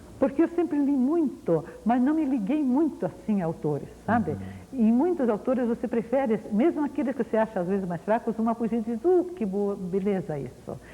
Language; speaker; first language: Portuguese; early bilingual, other home language; Ukrainian